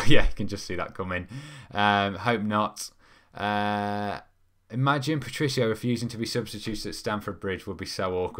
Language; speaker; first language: English; native; English